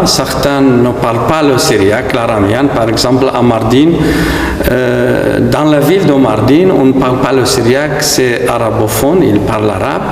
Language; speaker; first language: French; non-native, fluent; Aramaic